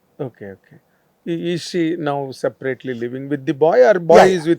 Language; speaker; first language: Telugu; native; Telugu